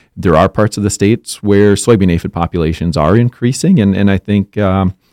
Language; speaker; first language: English; native; English